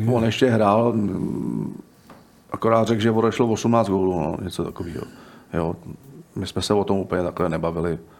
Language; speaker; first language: Czech; native; Czech